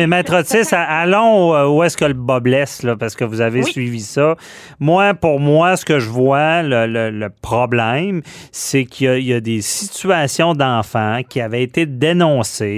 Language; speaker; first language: French; native; French